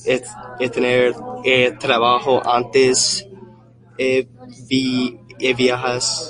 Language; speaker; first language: Spanish; non-native, learner; English